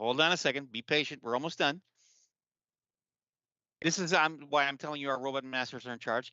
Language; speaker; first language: English; native; English